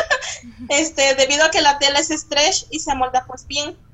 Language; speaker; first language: Spanish; native; Spanish